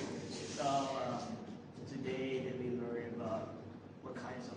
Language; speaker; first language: English; non-native, learner; Indonesian